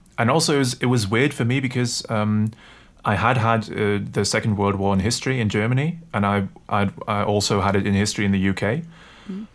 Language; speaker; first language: English; non-native, fluent; German